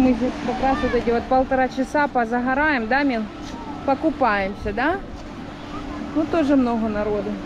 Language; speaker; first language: Russian; native; Russian